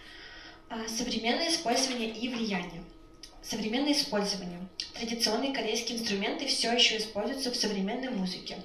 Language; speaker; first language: Russian; native; Russian